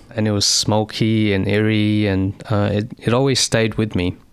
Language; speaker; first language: English; early bilingual, other home language; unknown